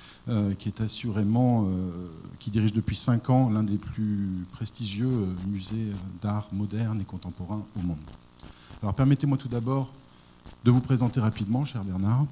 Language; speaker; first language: French; native; French